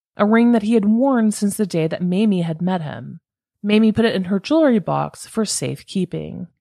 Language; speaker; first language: English; native; English